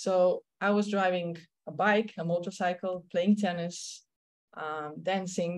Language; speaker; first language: English; non-native, fluent; Slovenian